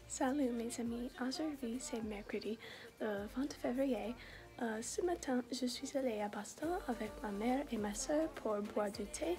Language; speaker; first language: French; non-native, learner; English